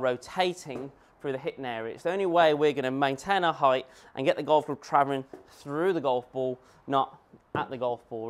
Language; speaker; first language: English; native; English